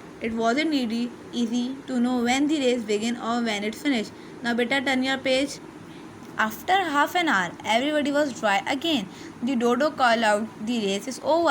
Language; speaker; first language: English; non-native, local second language; Urdu